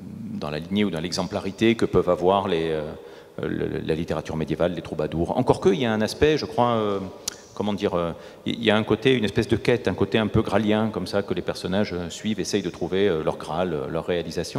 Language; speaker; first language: French; native; French